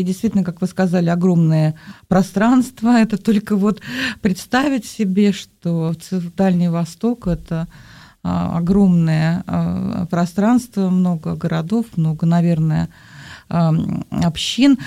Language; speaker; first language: Russian; native; Russian